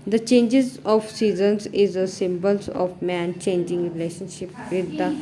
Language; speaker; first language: English; non-native, local second language; Punjabi